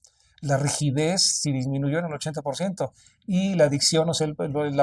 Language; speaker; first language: Spanish; native; Spanish